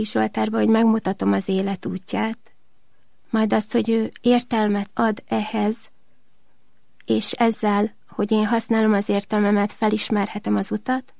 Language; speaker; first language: Hungarian; native; Hungarian